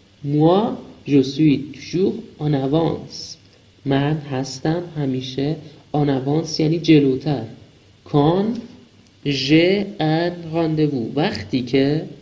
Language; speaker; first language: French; non-native, fluent; Persian